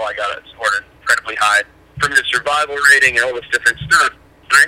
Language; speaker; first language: English; native; English